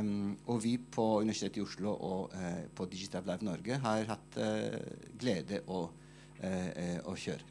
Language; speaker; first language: Norwegian; non-native, fluent; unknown